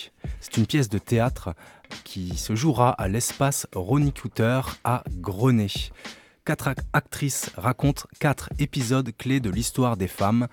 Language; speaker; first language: French; native; French